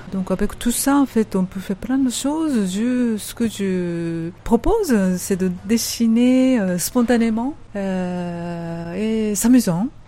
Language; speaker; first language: French; non-native, fluent; Japanese